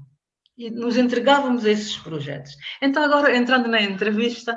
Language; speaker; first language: Portuguese; non-native, local second language; Kabuverdianu